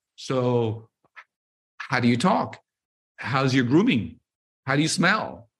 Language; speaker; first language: English; non-native, local second language; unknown